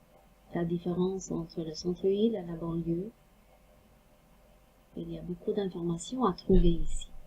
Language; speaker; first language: French; non-native, fluent; Norwegian